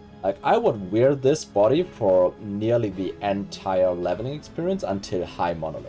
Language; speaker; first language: English; non-native, fluent; German